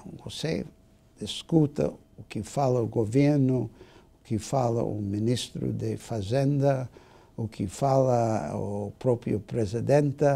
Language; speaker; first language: Portuguese; non-native, fluent; English